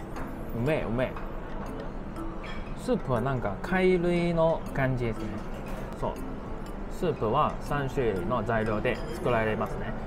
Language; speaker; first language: Japanese; non-native, fluent; Cantonese